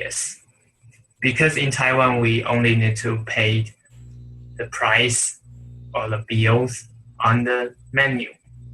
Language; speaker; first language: English; non-native, learner; Chinese